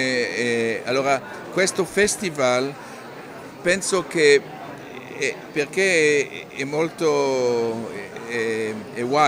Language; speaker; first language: Italian; non-native, fluent; Hebrew